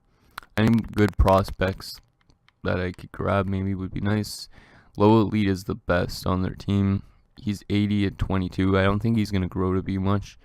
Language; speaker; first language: English; native; English